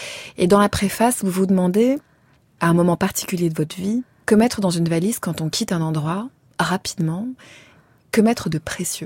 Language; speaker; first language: French; native; French